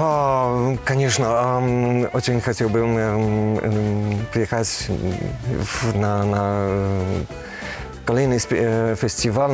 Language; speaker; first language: Russian; non-native, learner; Polish